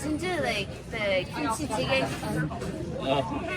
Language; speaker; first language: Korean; non-native, learner; English